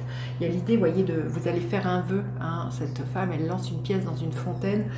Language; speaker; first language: French; native; French